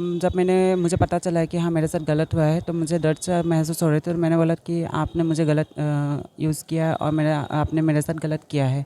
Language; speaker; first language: Hindi; non-native, local second language; Assamese